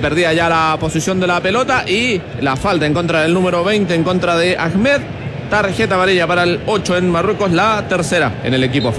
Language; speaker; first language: Spanish; native; Spanish